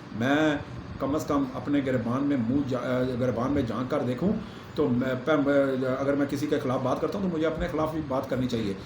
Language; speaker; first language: Urdu; non-native, local second language; Pashto